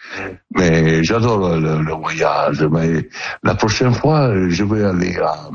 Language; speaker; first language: French; non-native, learner; Italian